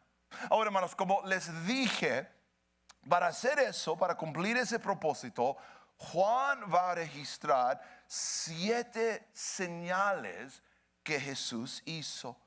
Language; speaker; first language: Spanish; early bilingual, heritage; Spanish